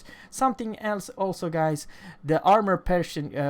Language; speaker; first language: English; non-native, fluent; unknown